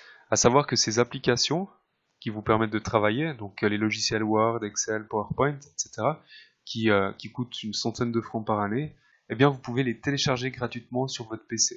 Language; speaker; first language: French; native; French